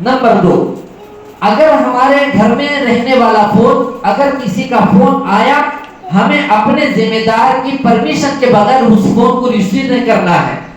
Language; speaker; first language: Urdu; native; Urdu